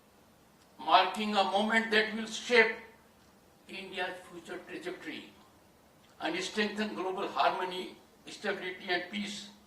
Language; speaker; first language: English; non-native, local second language; Hindi